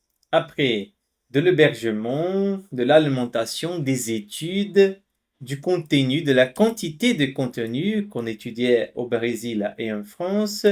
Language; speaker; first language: French; non-native, fluent; Portuguese